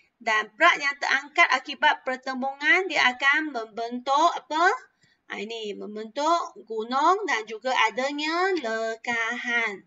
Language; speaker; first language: Malay; non-native, local second language; Chinese